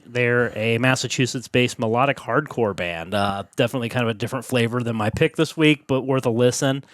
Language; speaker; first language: English; native; English